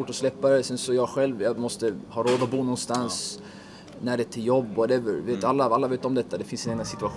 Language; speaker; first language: Swedish; native; Swedish